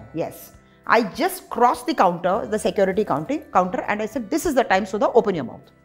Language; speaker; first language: English; non-native, local second language; Tamil